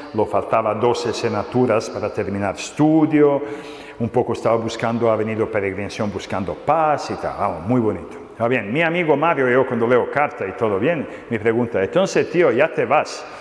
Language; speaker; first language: Spanish; non-native, fluent; Serbian